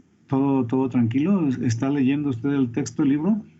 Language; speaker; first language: Spanish; native; Spanish